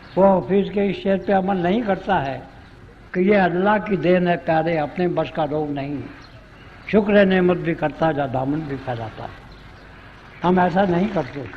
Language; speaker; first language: Urdu; non-native, local second language; Punjabi